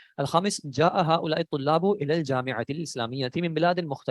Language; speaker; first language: Arabic; non-native, fluent; Urdu